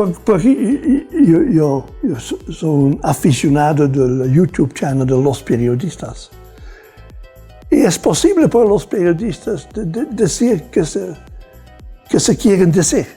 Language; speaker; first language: Spanish; non-native, fluent; Dutch